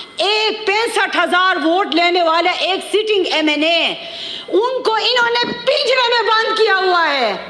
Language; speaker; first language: Urdu; non-native, local second language; Khowar